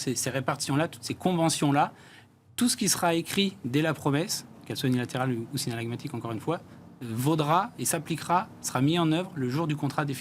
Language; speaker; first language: French; native; French